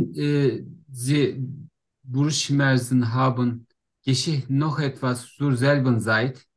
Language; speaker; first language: German; non-native, learner; Turkish